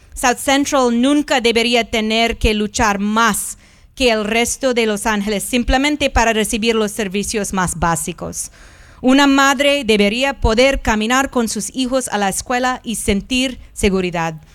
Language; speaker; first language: Spanish; early bilingual, heritage; Spanish